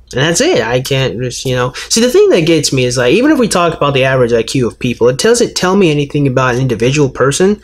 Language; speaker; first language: English; native; English